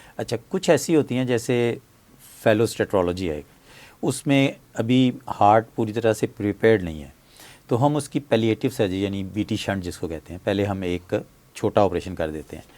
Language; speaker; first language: Urdu; native; Urdu